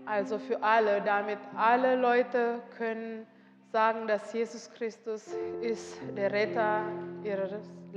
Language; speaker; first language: German; non-native, learner; Indonesian